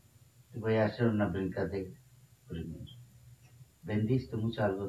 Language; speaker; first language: Spanish; non-native, fluent; Bangla